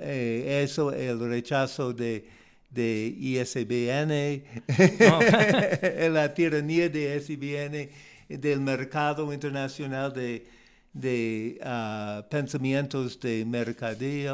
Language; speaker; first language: Spanish; non-native, learner; English